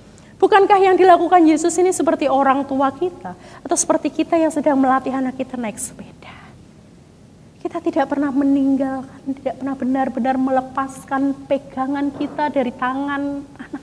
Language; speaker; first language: Indonesian; native; Indonesian